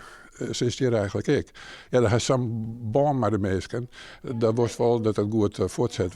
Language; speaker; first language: Dutch; non-native, local second language; Western Frisian